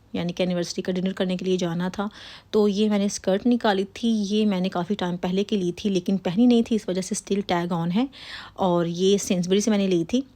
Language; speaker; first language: Urdu; native; Urdu